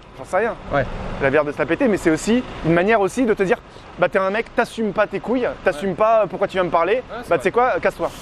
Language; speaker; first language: French; native; French